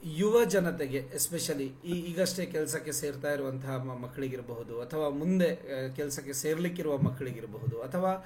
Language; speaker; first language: Kannada; non-native, local second language; Konkani